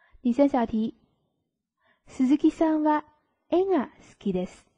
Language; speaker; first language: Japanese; non-native, fluent; Chinese